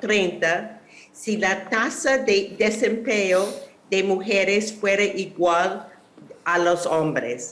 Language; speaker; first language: Spanish; non-native, fluent; English